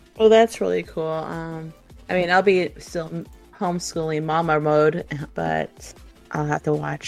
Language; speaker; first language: English; native; English